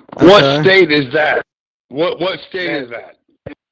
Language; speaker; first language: English; native; English